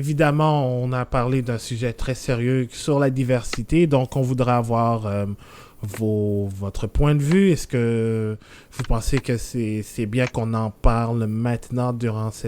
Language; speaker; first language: French; native; French